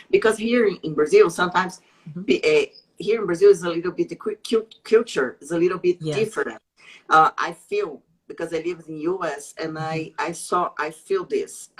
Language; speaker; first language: English; non-native, learner; Portuguese